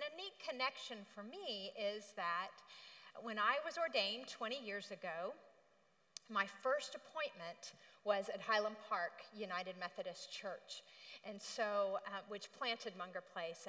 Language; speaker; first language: English; native; English